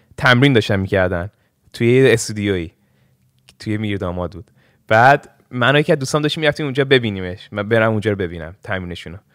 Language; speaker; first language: Persian; early bilingual, heritage; Persian